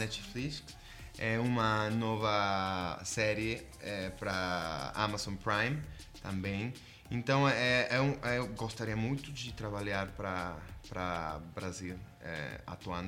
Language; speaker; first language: Portuguese; non-native, fluent; Spanish